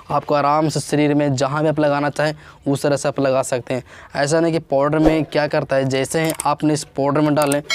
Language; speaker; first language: Hindi; native; Hindi